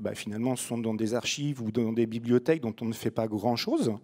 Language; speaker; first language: French; native; French